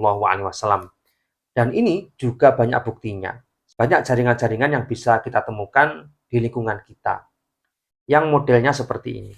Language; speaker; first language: Indonesian; native; Indonesian